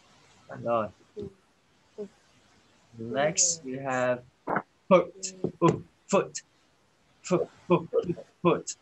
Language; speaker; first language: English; non-native, fluent; Vietnamese